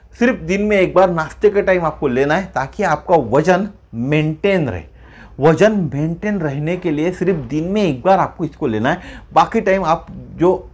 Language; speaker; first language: Hindi; non-native, local second language; Marathi